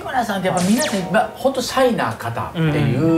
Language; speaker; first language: Japanese; native; Japanese